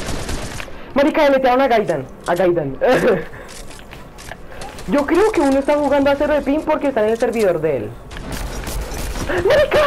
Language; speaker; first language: Spanish; native; Spanish